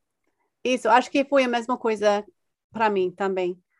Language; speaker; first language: Portuguese; non-native, fluent; English